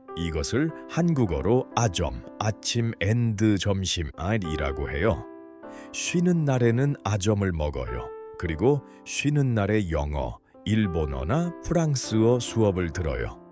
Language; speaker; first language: Korean; non-native, fluent; Uzbek